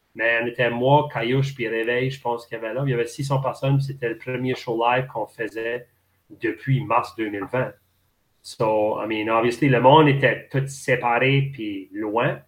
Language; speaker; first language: French; native; French